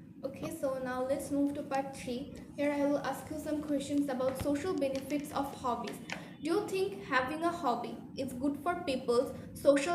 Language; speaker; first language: English; non-native, fluent; Bangla